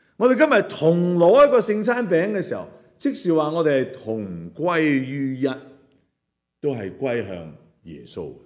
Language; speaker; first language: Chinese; non-native, local second language; Cantonese